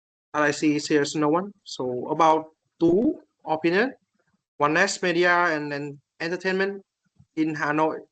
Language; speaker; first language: English; non-native, learner; Vietnamese